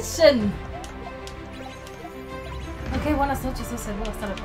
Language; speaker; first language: Spanish; native; Spanish